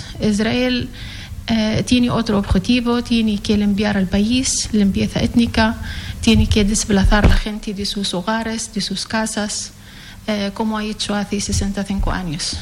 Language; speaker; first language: Spanish; non-native, learner; Arabic